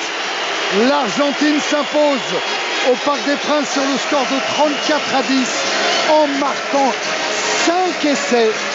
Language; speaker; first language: French; native; French